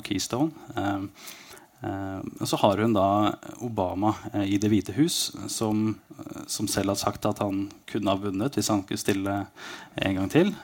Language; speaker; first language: Norwegian; native; Norwegian